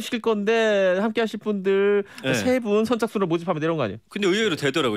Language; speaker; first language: Korean; native; Korean